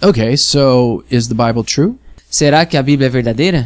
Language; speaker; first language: Portuguese; non-native, learner; English